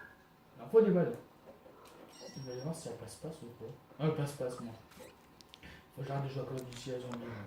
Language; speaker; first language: French; native; French